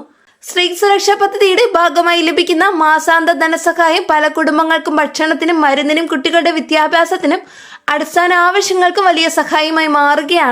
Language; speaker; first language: Malayalam; native; Malayalam